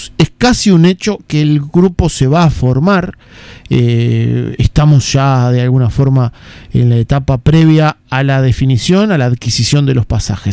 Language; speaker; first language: Spanish; native; Spanish